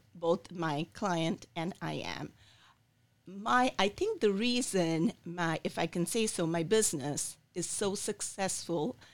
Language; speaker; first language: English; non-native, local second language; Bangla